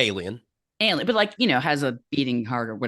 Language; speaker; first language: English; native; English